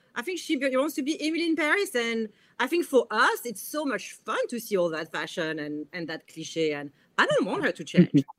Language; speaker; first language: English; non-native, fluent; French